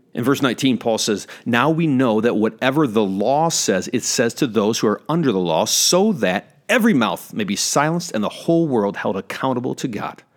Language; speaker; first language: English; native; English